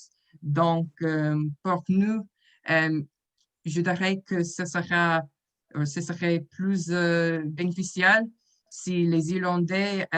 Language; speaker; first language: French; non-native, learner; English